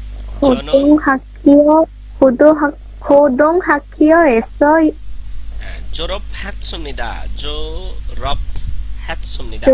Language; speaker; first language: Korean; non-native, fluent; Bangla